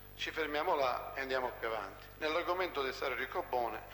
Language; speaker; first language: Italian; non-native, local second language; Sicilian